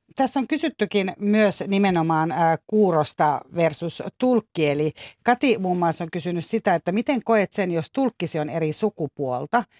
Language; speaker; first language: Finnish; native; Finnish